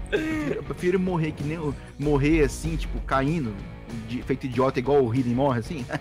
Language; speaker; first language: Portuguese; native; Portuguese